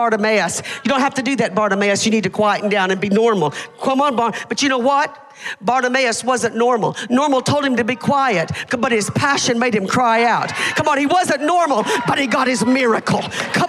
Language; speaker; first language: English; native; English